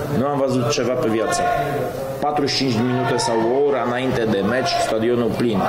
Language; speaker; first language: Romanian; non-native, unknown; Polish